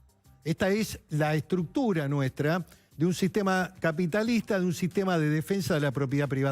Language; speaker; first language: Spanish; native; Spanish